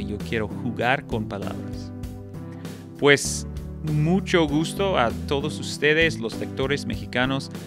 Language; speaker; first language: Spanish; non-native, fluent; English